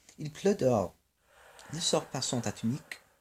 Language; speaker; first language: French; non-native, learner; English